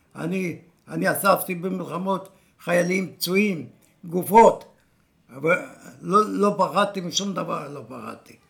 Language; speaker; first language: Hebrew; non-native, fluent; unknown